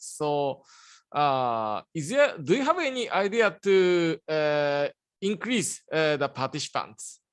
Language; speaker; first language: English; non-native, learner; Japanese